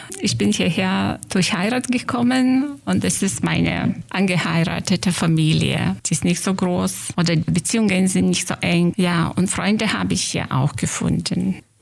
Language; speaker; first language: German; non-native, fluent; Lithuanian